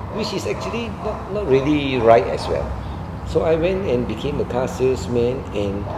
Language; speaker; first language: English; non-native, local second language; Min Nan Chinese